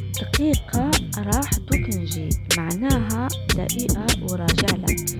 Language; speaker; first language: Arabic; native; Arabic